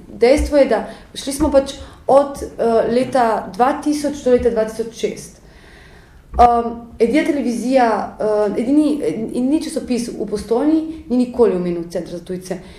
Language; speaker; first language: Slovenian; native; Slovenian